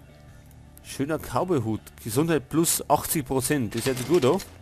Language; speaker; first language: German; native; German